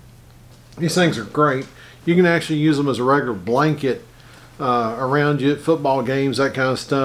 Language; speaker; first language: English; native; English